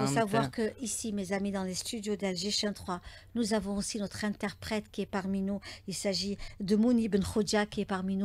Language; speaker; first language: French; native; French